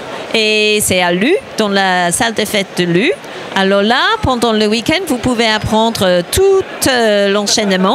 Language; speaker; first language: French; non-native, fluent; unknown